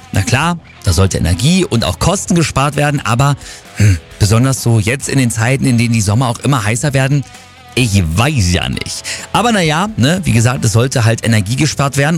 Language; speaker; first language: German; native; German